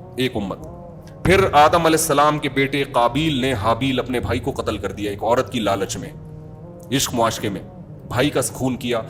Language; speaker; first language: Urdu; native; Urdu